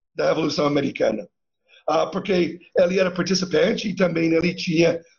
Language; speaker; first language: Portuguese; non-native, fluent; English